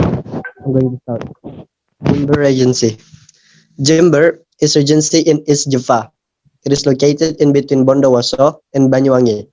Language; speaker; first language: English; non-native, learner; Indonesian